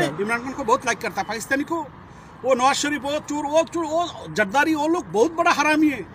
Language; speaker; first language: Hindi; non-native, fluent; Bangla